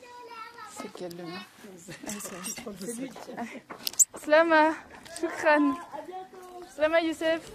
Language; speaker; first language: French; native; French